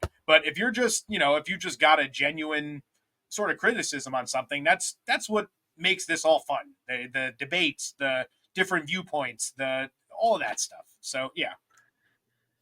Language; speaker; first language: English; native; English